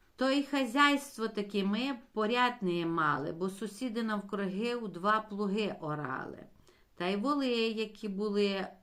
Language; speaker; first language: Ukrainian; native; Ukrainian